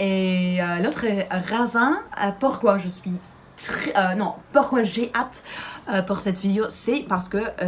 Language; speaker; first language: French; non-native, learner; Dutch